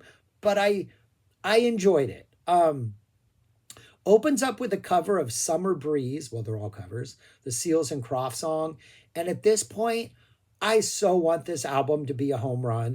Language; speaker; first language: English; native; English